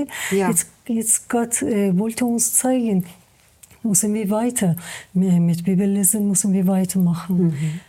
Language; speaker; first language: German; non-native, learner; Persian